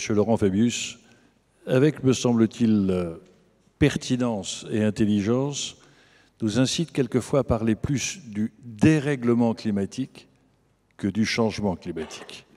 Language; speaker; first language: French; native; French